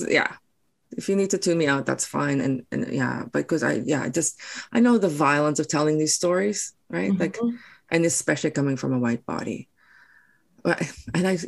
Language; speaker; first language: English; non-native, local second language; Afrikaans